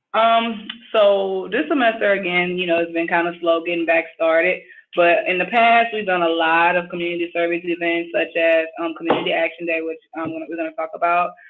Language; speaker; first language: English; native; English